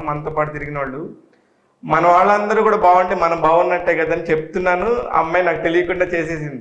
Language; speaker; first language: Telugu; native; Telugu